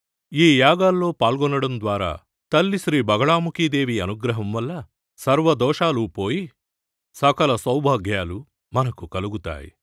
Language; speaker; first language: Telugu; native; Telugu